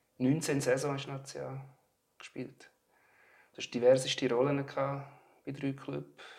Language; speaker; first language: German; native; German